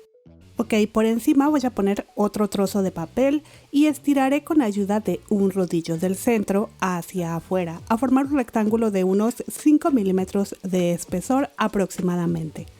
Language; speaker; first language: Spanish; native; Spanish